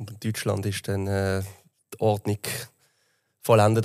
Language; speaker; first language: German; native; German